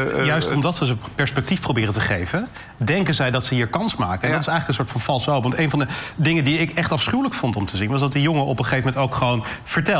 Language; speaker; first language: Dutch; native; Dutch